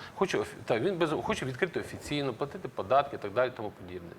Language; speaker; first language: Ukrainian; native; Ukrainian